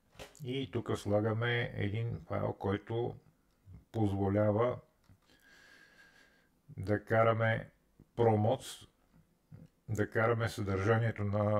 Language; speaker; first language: Bulgarian; native; Bulgarian